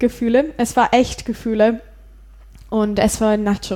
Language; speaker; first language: German; non-native, learner; English